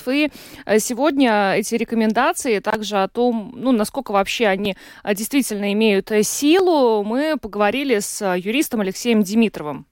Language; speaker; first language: Russian; native; Russian